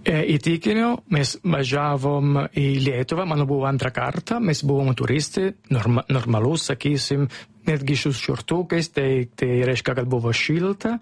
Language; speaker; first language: Lithuanian; non-native, learner; Italian